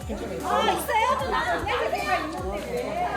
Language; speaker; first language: Korean; non-native, learner; Arabic